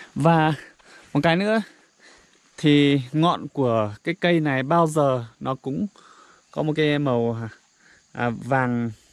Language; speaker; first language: Vietnamese; non-native, local second language; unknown